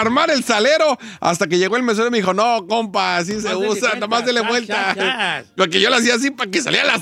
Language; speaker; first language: Spanish; native; Spanish